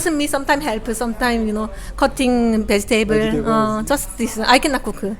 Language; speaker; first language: English; non-native, learner; Korean